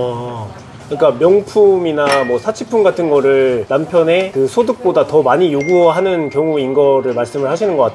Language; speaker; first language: Korean; native; Korean